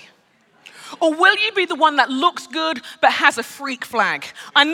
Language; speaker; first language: English; native; English